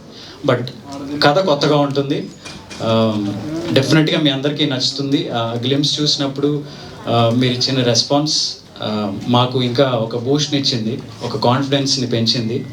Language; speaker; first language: Telugu; native; Telugu